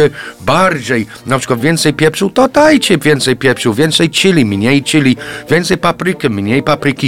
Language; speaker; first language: Polish; non-native, fluent; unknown